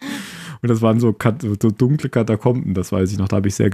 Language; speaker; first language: German; native; German